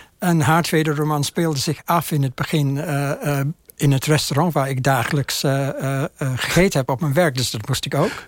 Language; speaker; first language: Dutch; non-native, fluent; English